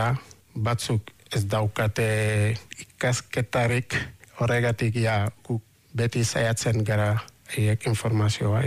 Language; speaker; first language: Basque; non-native, learner; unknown